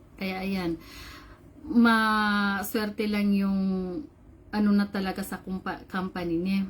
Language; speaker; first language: Filipino; non-native, local second language; Cebuano